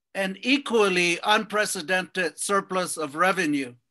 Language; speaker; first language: English; native; English